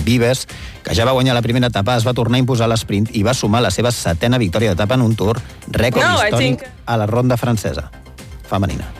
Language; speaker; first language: Catalan; native; Catalan